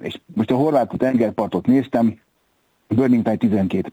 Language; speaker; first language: Hungarian; native; Hungarian